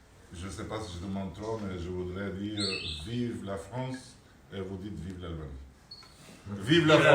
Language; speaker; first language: French; non-native, fluent; Albanian